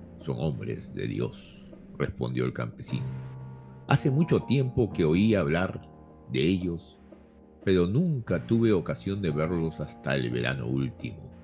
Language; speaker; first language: Spanish; native; Spanish